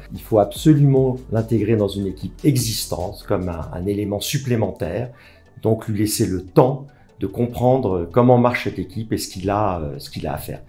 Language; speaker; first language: French; native; French